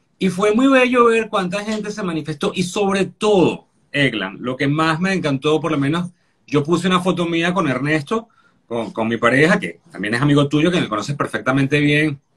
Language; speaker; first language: Spanish; native; Spanish